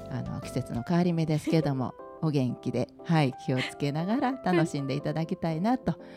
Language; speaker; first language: Japanese; native; Japanese